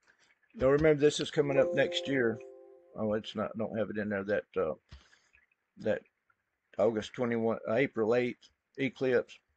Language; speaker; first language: English; native; English